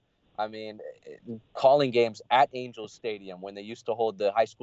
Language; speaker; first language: English; native; English